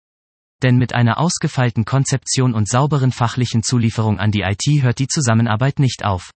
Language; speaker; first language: German; native; German